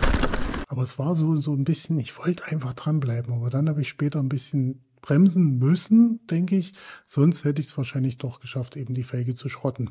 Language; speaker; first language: German; native; German